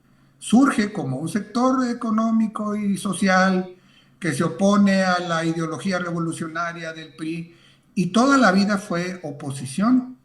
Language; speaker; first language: Spanish; native; Spanish